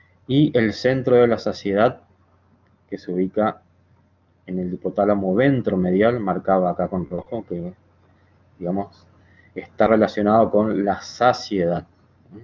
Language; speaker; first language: Spanish; native; Spanish